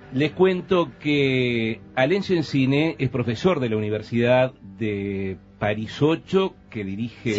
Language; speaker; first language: Spanish; native; Spanish